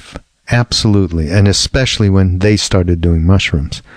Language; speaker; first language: English; native; English